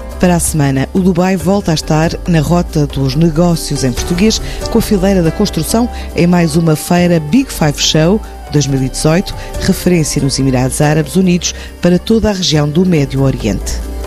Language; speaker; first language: Portuguese; native; Portuguese